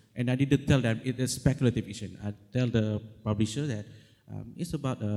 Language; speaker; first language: English; non-native, local second language; Malay